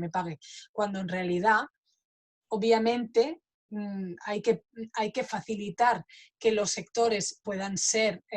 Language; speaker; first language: Catalan; non-native, fluent; Spanish